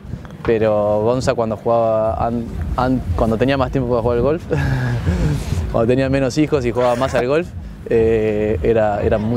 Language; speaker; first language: Spanish; native; Spanish